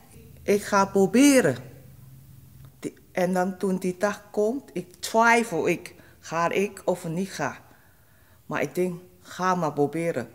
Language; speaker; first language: Dutch; non-native, learner; Cantonese